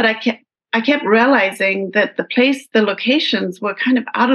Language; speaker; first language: English; native; English